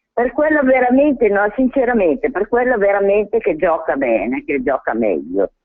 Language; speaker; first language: Italian; native; Italian